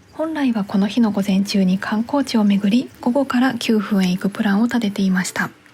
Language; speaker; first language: Japanese; native; Japanese